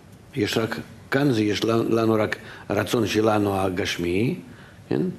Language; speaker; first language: Hebrew; non-native, fluent; Russian